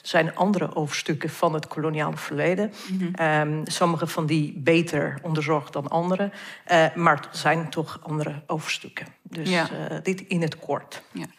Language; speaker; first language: Dutch; non-native, fluent; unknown